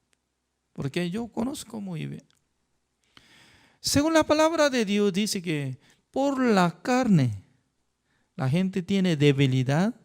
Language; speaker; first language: Spanish; non-native, fluent; Korean